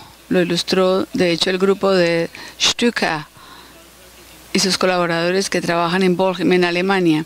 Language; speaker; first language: Spanish; native; Spanish